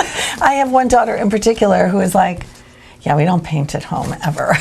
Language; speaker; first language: English; native; English